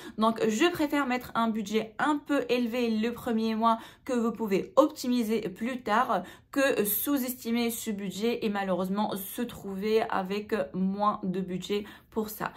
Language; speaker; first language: French; non-native, local second language; Arabic